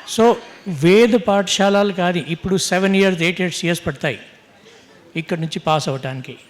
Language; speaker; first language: Telugu; non-native, local second language; Hindi